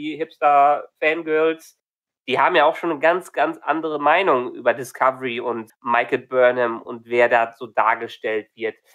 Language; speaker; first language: German; native; German